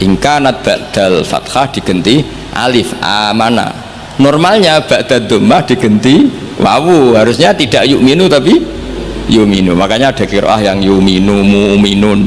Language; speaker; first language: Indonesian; non-native, local second language; Javanese